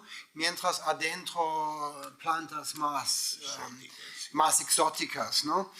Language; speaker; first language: Spanish; non-native, fluent; German